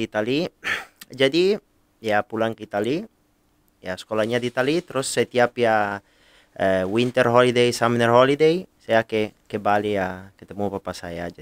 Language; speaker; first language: Indonesian; non-native, fluent; Italian